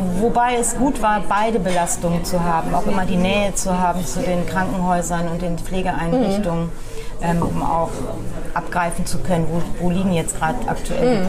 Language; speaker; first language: German; native; German